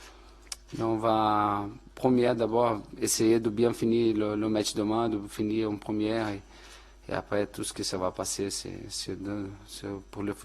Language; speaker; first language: French; non-native, fluent; Portuguese